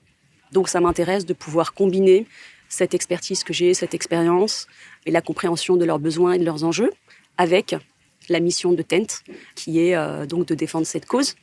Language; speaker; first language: French; native; French